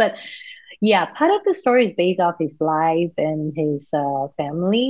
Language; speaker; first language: English; non-native, local second language; Cantonese